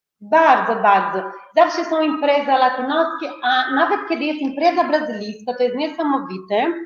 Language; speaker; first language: Polish; non-native, fluent; Portuguese